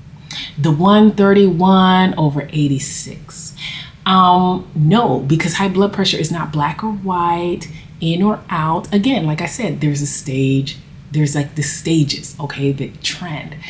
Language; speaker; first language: English; native; English